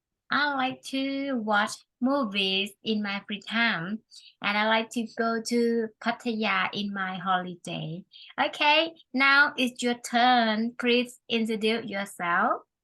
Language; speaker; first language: English; non-native, fluent; Thai